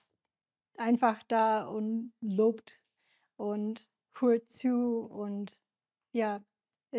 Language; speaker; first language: German; non-native, learner; English